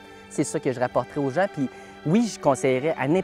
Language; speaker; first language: French; native; French